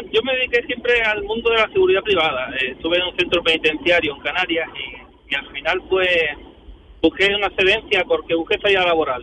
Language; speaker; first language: Spanish; native; Spanish